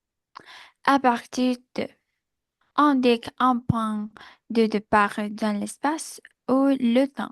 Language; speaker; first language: French; non-native, learner; Spanish